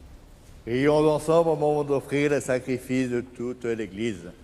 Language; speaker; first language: French; native; French